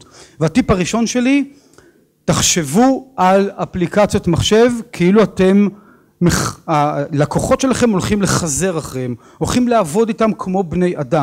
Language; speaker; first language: Hebrew; native; Hebrew